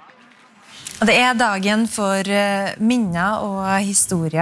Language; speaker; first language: Norwegian; native; Norwegian